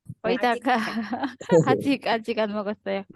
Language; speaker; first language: Korean; non-native, fluent; Indonesian